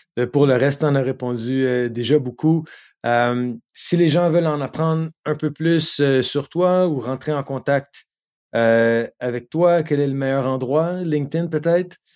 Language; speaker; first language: French; native; French